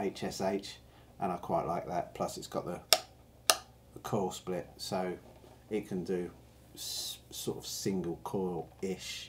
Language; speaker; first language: English; native; English